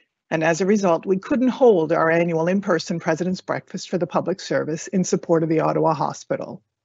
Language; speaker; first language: English; native; English